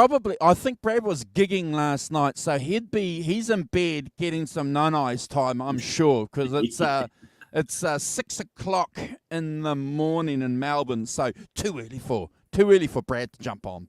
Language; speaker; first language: English; native; English